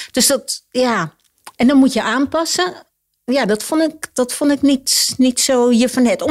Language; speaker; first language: Dutch; early bilingual, other home language; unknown